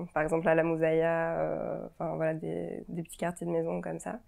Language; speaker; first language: French; native; French